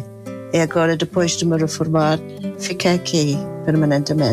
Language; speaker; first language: Portuguese; non-native, fluent; English